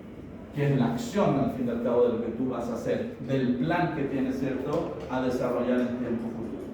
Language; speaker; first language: Spanish; native; Spanish